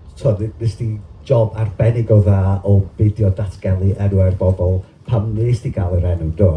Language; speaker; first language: Welsh; native; Welsh